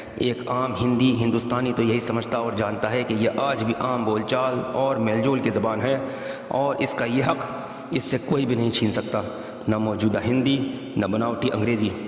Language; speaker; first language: Urdu; native; Urdu